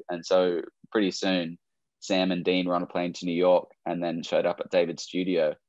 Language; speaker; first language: English; native; English